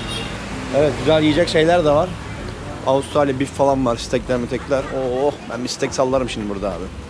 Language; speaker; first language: Turkish; native; Turkish